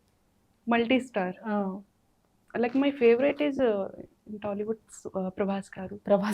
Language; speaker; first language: Telugu; non-native, learner; Hindi